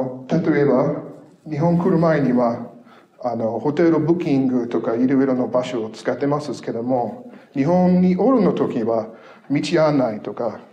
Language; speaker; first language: Japanese; non-native, fluent; English